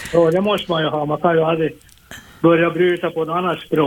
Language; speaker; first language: Swedish; native; Swedish